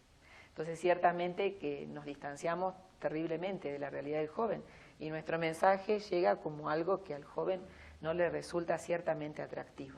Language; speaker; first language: Spanish; native; Spanish